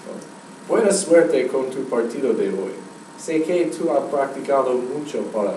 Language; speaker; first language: Spanish; non-native, learner; English